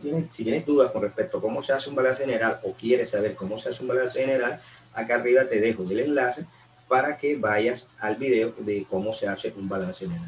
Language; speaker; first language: Spanish; native; Spanish